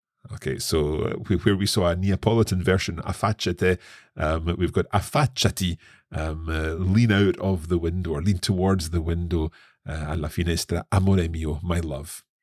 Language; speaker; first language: English; native; English